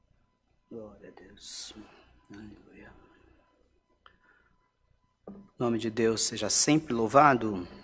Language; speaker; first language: Portuguese; native; Portuguese